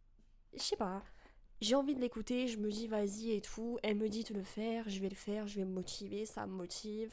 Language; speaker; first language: French; native; French